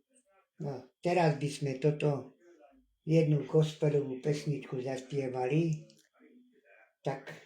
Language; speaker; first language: Slovak; non-native, local second language; Hungarian